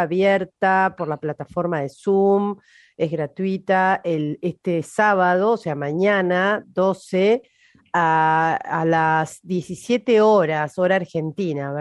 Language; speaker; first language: Spanish; native; Spanish